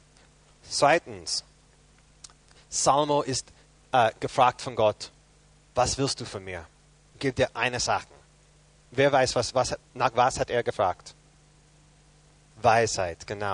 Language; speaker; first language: German; non-native, fluent; English